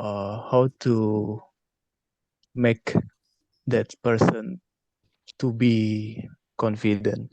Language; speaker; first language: English; non-native, learner; Indonesian